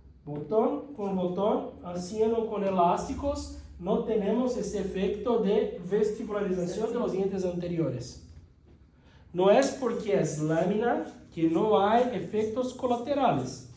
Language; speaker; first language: Spanish; non-native, fluent; Portuguese